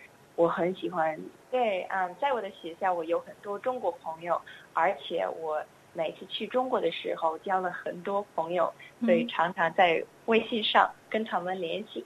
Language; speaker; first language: Chinese; non-native, fluent; English